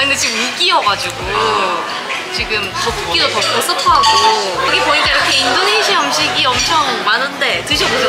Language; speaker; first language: Korean; non-native, local second language; Indonesian